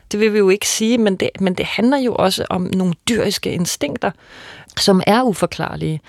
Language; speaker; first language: Danish; native; Danish